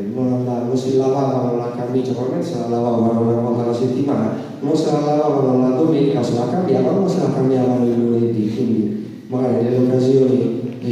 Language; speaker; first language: Italian; native; Italian